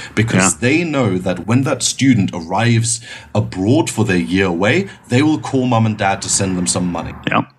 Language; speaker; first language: English; non-native, fluent; German